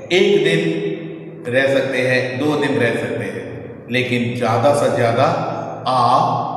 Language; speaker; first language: Hindi; non-native, local second language; Kannada